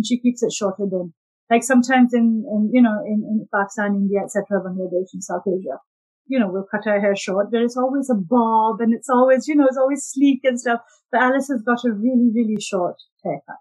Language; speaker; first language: English; non-native, local second language; Urdu